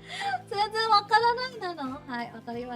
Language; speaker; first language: Japanese; non-native, learner; English